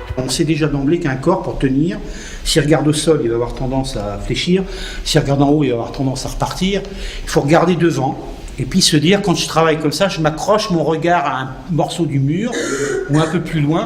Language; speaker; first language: French; native; French